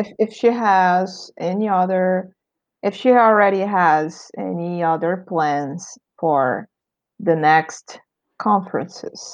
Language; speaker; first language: English; non-native, fluent; Portuguese